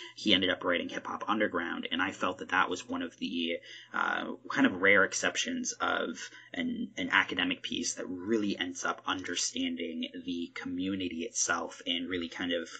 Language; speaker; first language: English; native; English